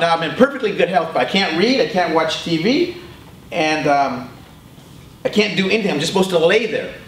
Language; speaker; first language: English; native; English